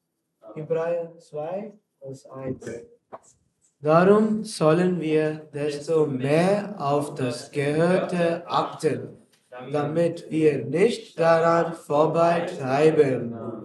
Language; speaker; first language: German; non-native, learner; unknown